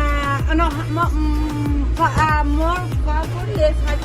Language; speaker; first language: English; early bilingual, other home language; Spanish